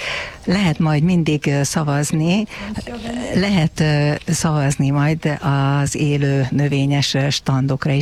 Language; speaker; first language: Hungarian; native; Hungarian